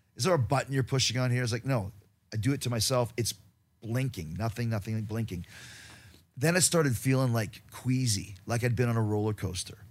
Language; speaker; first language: English; native; English